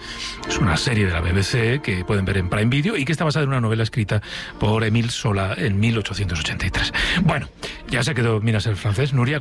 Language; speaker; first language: Spanish; native; Spanish